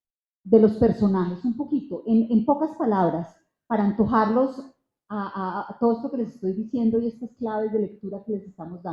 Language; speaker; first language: Spanish; native; Spanish